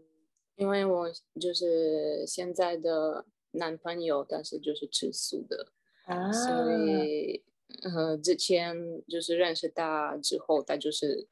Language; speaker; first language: Chinese; non-native, fluent; Russian